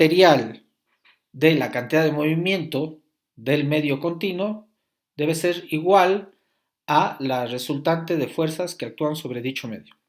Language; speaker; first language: Spanish; native; Spanish